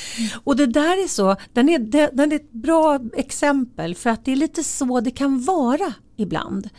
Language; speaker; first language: Swedish; native; Swedish